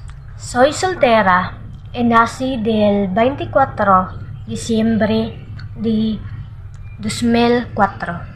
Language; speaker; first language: Spanish; non-native, learner; Cebuano